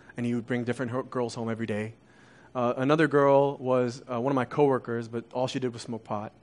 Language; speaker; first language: English; early bilingual, other home language; Korean